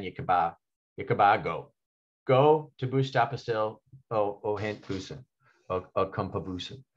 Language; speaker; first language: Danish; non-native, fluent; English